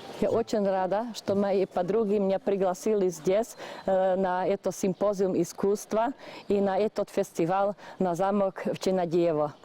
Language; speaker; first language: Russian; non-native, learner; Slovak